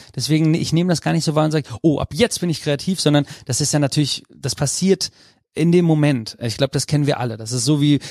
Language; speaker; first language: German; native; German